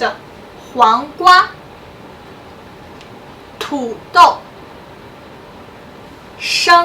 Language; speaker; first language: Chinese; non-native, fluent; English